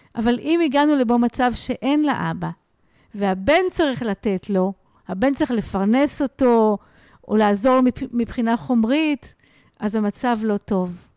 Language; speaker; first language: Hebrew; native; Hebrew